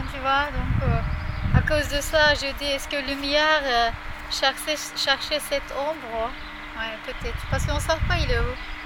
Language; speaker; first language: French; non-native, learner; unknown